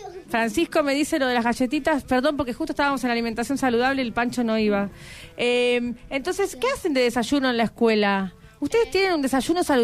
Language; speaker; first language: Spanish; native; Spanish